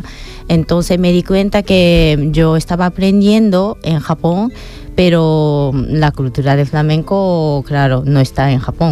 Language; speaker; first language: Spanish; non-native, fluent; Japanese